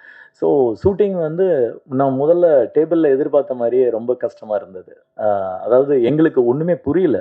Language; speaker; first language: Tamil; native; Tamil